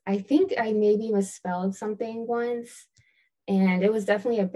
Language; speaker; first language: English; native; English